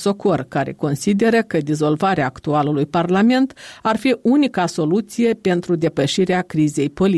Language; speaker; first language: Romanian; native; Romanian